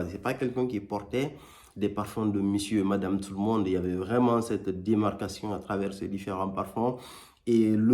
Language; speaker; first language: French; native; French